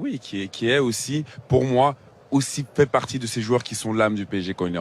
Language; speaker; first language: French; native; French